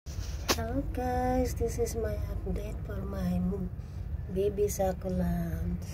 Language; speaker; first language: English; non-native, learner; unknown